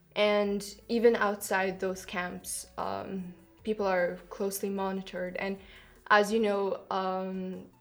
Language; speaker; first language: English; non-native, fluent; Kyrgyz